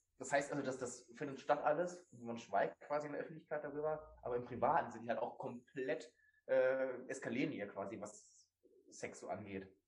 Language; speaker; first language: German; native; German